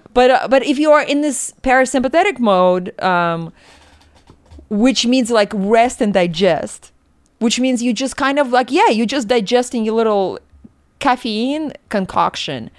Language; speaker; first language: English; non-native, fluent; Russian